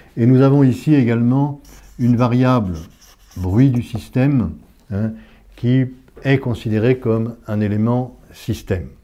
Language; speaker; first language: French; native; French